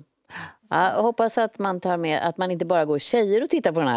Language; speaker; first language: Swedish; native; Swedish